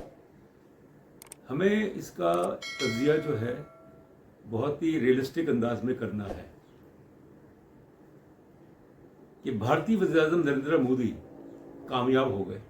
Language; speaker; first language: Urdu; native; Urdu